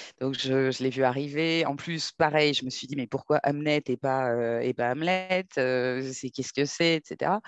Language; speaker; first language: French; native; French